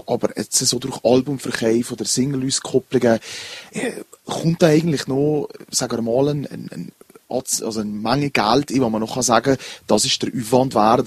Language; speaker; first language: German; native; German